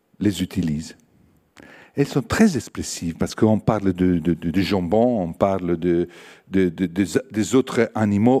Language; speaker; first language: French; non-native, fluent; Italian